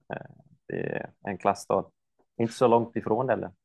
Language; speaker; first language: Swedish; non-native, fluent; Icelandic